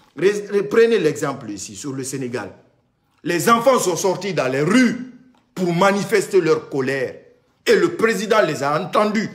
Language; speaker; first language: French; non-native, local second language; Susu